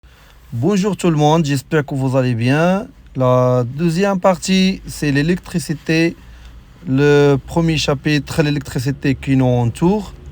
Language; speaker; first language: French; non-native, local second language; Arabic